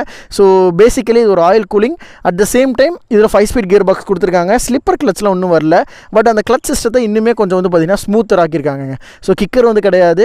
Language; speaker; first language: Tamil; native; Tamil